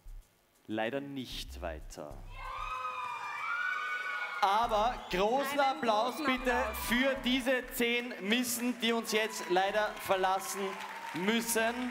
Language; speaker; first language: German; native; German